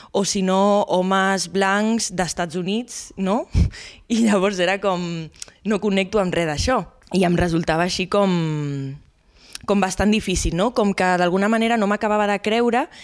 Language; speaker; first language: Catalan; non-native, local second language; Spanish